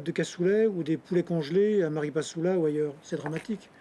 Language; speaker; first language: French; native; French